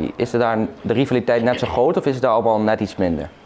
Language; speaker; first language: Dutch; native; Dutch